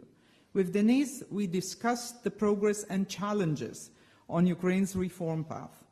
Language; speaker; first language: English; non-native, fluent; Lithuanian